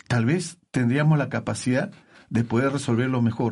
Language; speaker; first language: Spanish; native; Spanish